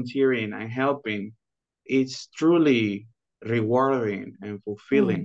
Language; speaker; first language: English; non-native, fluent; Spanish